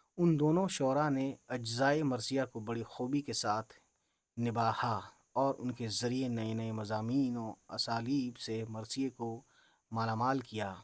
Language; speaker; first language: Urdu; native; Urdu